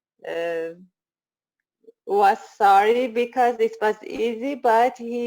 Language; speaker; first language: English; non-native, learner; Persian